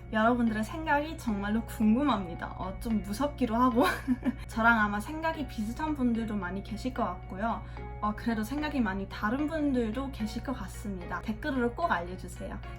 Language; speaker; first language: Korean; early bilingual, heritage; Korean